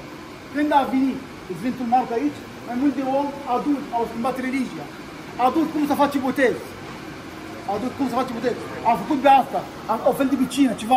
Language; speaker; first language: Romanian; non-native, learner; Arabic